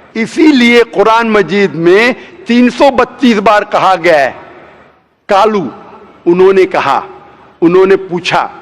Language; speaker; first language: Hindi; non-native, local second language; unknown